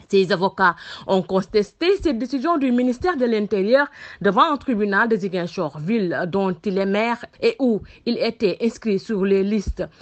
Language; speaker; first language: French; non-native, local second language; Wolof